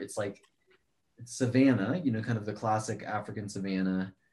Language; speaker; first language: English; native; English